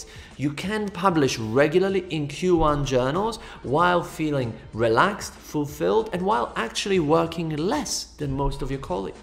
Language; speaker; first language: English; non-native, fluent; Polish